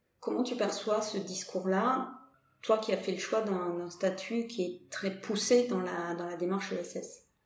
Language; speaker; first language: French; native; French